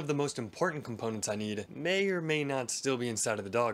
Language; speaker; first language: English; native; English